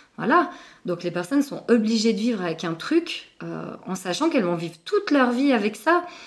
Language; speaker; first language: French; early bilingual, other home language; Arabic